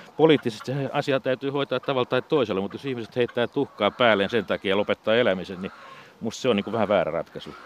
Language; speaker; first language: Finnish; native; Finnish